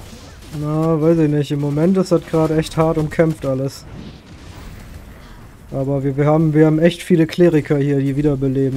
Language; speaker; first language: German; native; German